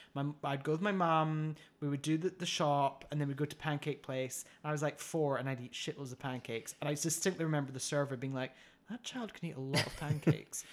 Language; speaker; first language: English; native; English